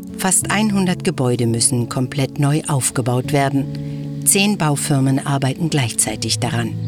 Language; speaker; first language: German; native; German